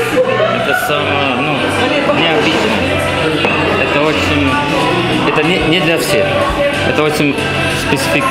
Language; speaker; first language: Russian; non-native, learner; Dutch